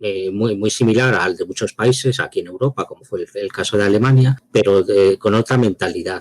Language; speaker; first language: Spanish; native; Spanish